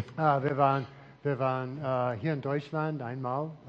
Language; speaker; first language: German; non-native, learner; English